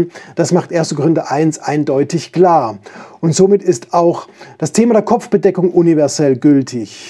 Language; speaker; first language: German; native; German